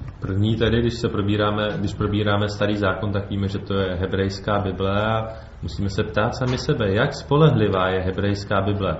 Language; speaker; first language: Czech; native; Czech